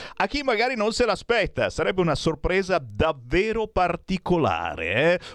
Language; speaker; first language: Italian; native; Italian